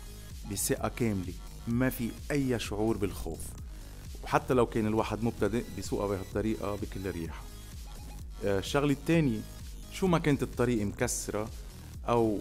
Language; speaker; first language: Arabic; native; Arabic